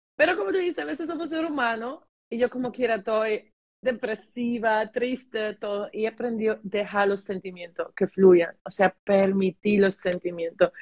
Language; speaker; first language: Spanish; early bilingual, heritage; German